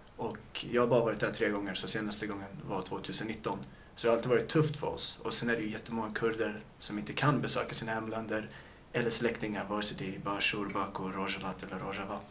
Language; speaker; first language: Swedish; early bilingual, other home language; Kurdish